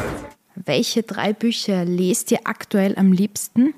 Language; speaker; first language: German; native; German